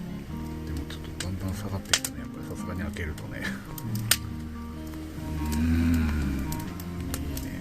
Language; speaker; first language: Japanese; native; Japanese